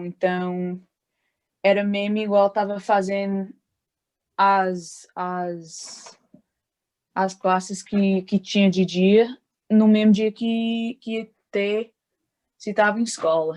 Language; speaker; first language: Portuguese; early bilingual, heritage; Portuguese